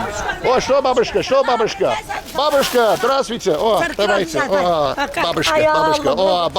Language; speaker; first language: Russian; non-native, learner; English